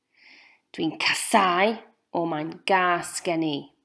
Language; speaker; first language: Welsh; non-native, local second language; English